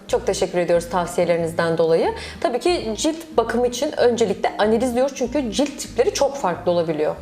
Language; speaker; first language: Turkish; native; Turkish